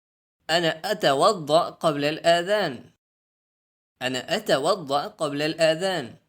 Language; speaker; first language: Arabic; non-native, fluent; Urdu